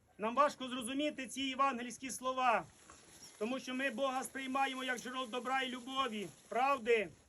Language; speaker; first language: Ukrainian; native; Ukrainian